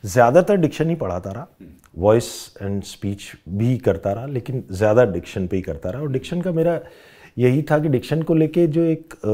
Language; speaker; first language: Hindi; non-native, local second language; Rajasthani